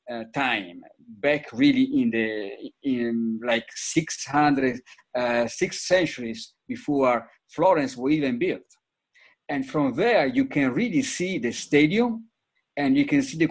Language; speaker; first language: English; non-native, fluent; Italian